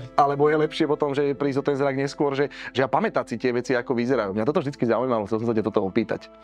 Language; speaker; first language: Slovak; native; Slovak